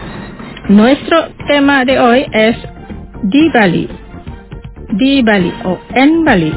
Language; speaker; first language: Spanish; non-native, fluent; Indonesian